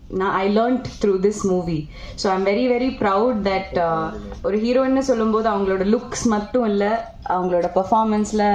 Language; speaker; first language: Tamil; non-native, local second language; Malayalam